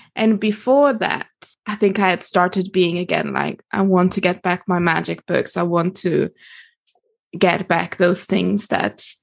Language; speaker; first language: English; non-native, fluent; Italian